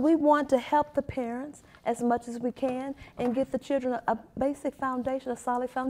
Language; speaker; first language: English; native; English